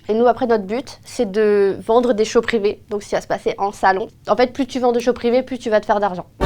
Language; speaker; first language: French; native; French